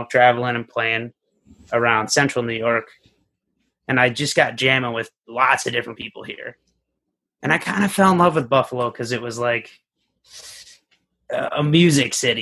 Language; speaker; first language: English; native; English